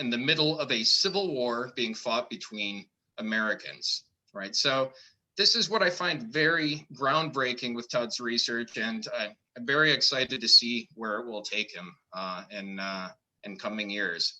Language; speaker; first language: English; native; English